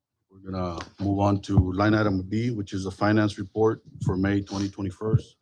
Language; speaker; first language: English; native; English